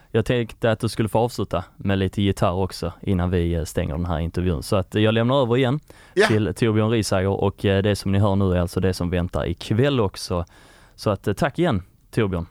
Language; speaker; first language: Swedish; native; Swedish